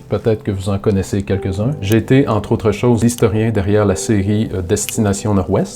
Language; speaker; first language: French; native; French